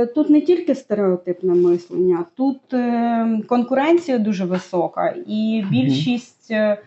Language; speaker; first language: Ukrainian; native; Ukrainian